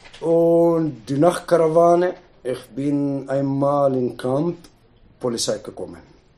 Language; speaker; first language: German; non-native, learner; Arabic